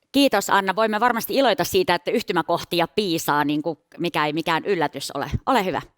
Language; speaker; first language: Finnish; native; Finnish